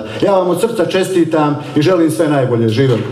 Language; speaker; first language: Croatian; native; Croatian